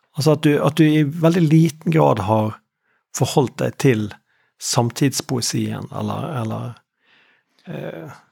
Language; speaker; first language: Norwegian; native; Norwegian